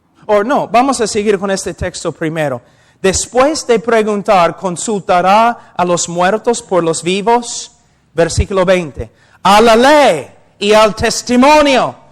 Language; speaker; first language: Spanish; non-native, fluent; English